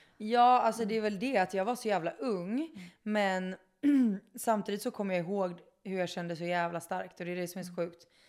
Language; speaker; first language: Swedish; native; Swedish